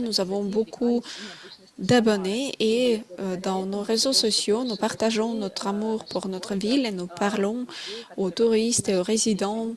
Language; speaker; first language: French; non-native, fluent; Russian